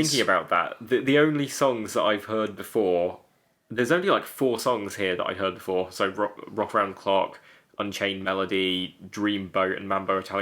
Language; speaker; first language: English; native; English